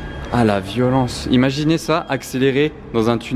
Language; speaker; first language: French; native; French